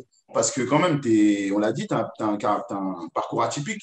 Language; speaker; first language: French; native; French